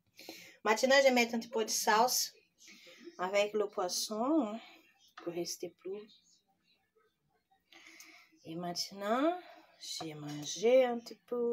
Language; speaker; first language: French; non-native, learner; Portuguese